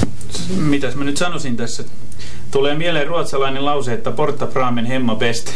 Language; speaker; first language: Finnish; native; Finnish